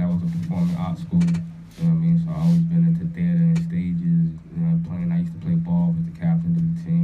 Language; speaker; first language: English; native; English